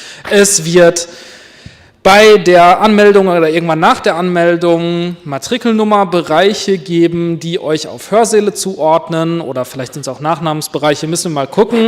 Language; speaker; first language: German; native; German